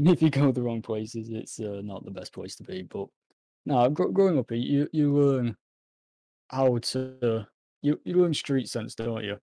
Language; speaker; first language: English; native; English